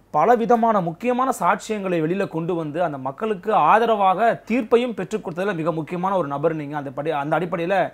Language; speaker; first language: Tamil; native; Tamil